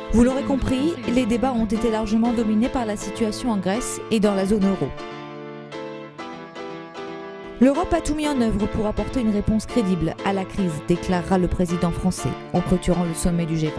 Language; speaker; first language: French; native; French